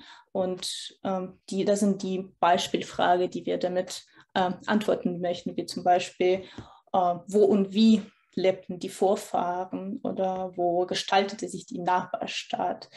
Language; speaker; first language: German; non-native, fluent; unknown